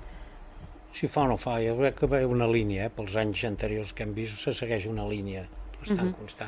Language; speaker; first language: Catalan; native; Catalan